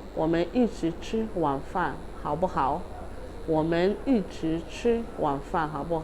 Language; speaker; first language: Chinese; non-native, learner; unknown